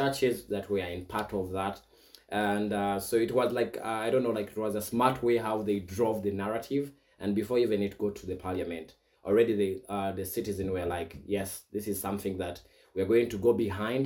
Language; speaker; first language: English; non-native, local second language; Ganda